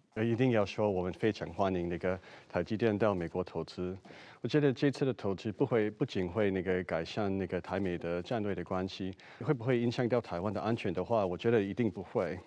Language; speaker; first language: Chinese; non-native, fluent; English